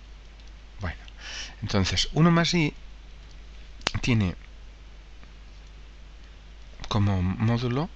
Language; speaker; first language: Spanish; native; Spanish